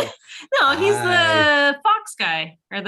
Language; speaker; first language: English; native; English